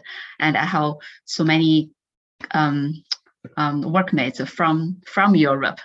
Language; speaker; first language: English; non-native, fluent; Chinese